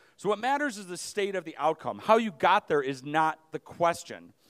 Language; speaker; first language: English; native; English